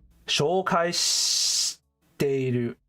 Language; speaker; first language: Japanese; non-native, learner; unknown